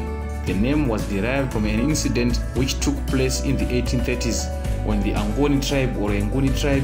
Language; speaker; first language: English; non-native, local second language; Shona